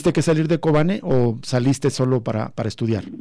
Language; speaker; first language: Spanish; native; Spanish